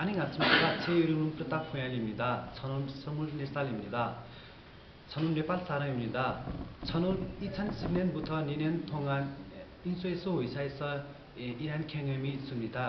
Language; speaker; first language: Korean; non-native, learner; Nepali